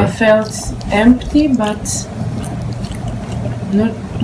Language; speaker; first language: English; non-native, learner; Hebrew